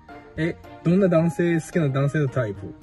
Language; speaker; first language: Japanese; non-native, fluent; Chinese